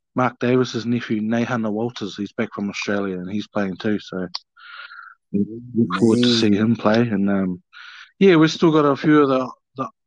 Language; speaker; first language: English; native; English